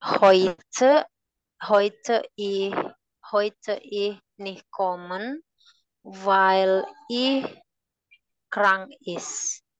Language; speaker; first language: German; non-native, learner; Indonesian